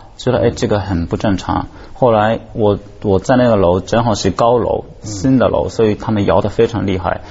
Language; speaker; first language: Chinese; non-native, fluent; Japanese